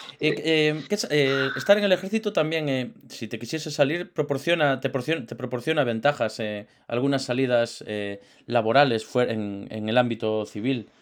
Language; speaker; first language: Spanish; native; Spanish